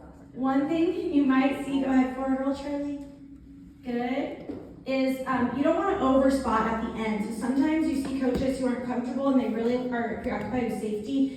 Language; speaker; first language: English; native; English